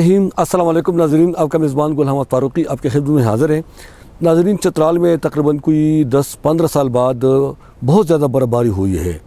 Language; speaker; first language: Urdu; non-native, local second language; Khowar